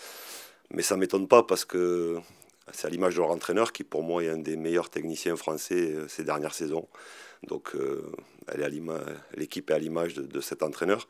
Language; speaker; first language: French; native; French